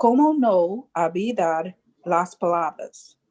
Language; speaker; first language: Spanish; non-native, learner; English